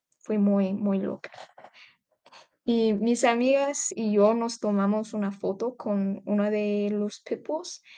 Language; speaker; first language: Spanish; non-native, learner; English